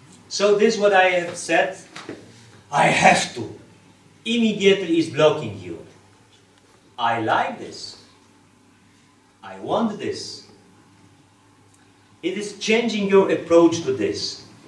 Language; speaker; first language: English; non-native, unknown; Polish